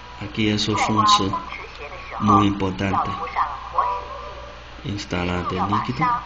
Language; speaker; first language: Spanish; non-native, learner; Chinese